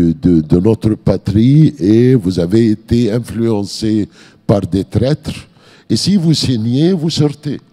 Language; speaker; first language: French; non-native, fluent; Arabic